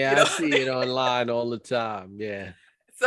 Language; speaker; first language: English; native; English